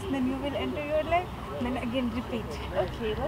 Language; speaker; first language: English; non-native, learner; Russian